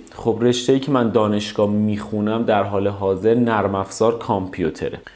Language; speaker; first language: Persian; native; Persian